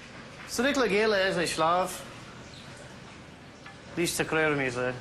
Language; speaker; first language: Hebrew; non-native, local second language; English